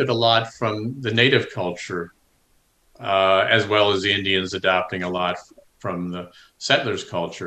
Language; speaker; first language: English; native; English